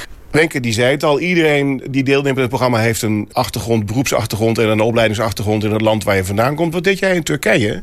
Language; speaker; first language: Dutch; native; Dutch